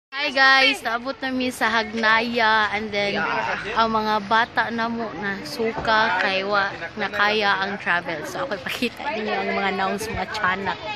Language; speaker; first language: Cebuano; native; Cebuano